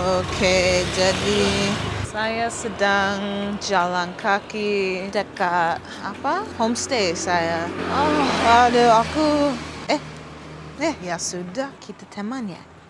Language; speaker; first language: Indonesian; non-native, learner; English